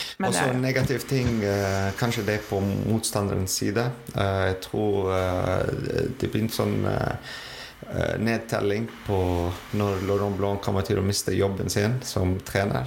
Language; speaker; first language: Norwegian; non-native, fluent; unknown